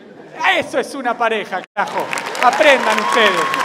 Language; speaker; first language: Spanish; native; Spanish